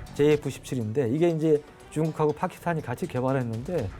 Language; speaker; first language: Korean; native; Korean